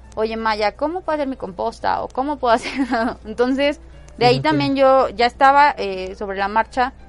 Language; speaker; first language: Spanish; native; Spanish